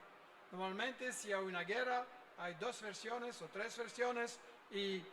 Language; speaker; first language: Spanish; non-native, fluent; French